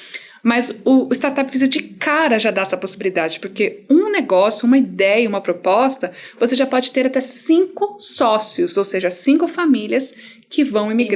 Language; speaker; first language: Portuguese; native; Portuguese